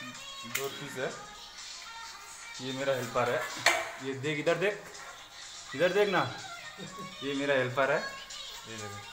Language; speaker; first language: Hindi; non-native, local second language; Malayalam